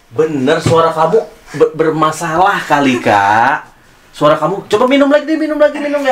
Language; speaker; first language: Indonesian; native; Indonesian